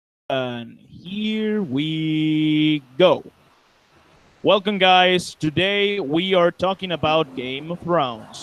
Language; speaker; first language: English; non-native, fluent; Spanish